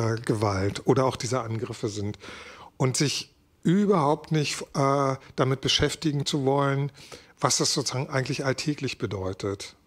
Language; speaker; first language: German; native; German